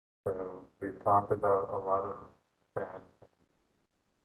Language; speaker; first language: English; native; English